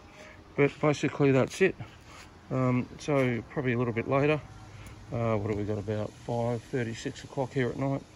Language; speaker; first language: English; native; English